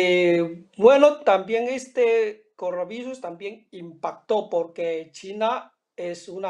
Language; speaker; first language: Spanish; non-native, fluent; Chinese